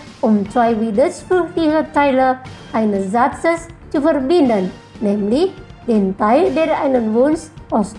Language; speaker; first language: German; non-native, fluent; Indonesian